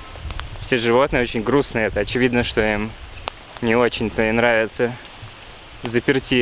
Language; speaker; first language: Russian; native; Russian